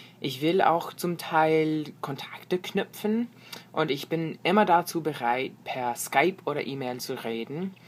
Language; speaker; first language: German; non-native, fluent; English